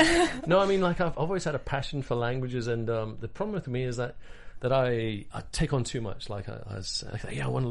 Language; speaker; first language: English; native; English